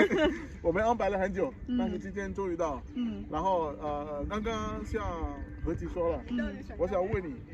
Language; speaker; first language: Chinese; non-native, fluent; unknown